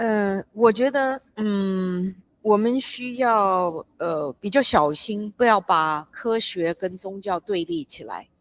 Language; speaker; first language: Chinese; early bilingual, heritage; English